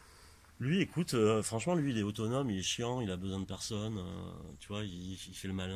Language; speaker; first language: French; native; French